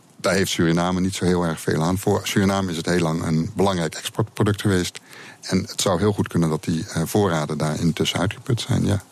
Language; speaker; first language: Dutch; native; Dutch